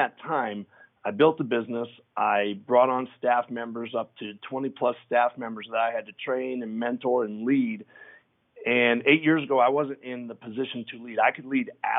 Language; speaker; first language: English; native; English